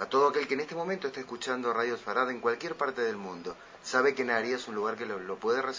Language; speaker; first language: Spanish; native; Spanish